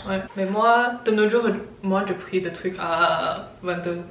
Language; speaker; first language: French; non-native, learner; Chinese